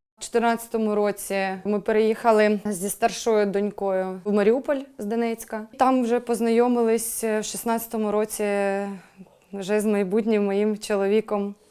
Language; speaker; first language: Ukrainian; non-native, local second language; Russian